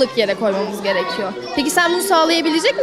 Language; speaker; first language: Turkish; native; Turkish